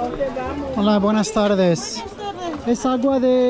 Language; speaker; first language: Spanish; non-native, learner; English